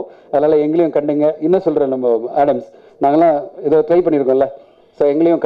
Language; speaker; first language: Tamil; native; Tamil